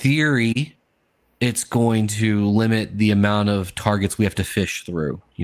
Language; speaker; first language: English; native; English